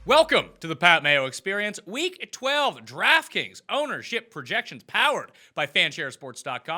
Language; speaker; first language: English; native; English